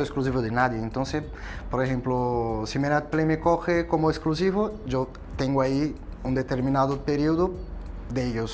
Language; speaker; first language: Spanish; non-native, fluent; Portuguese